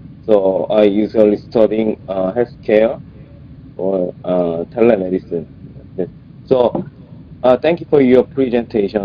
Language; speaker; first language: English; non-native, learner; Korean